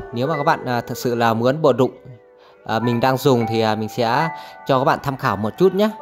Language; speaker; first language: Vietnamese; non-native, local second language; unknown